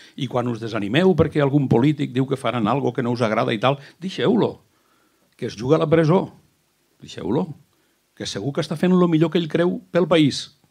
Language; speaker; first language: Catalan; native; Catalan